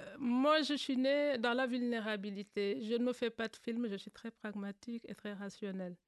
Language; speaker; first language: French; non-native, local second language; Wolof